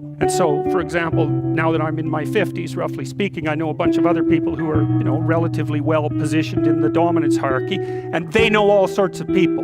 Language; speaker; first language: English; native; English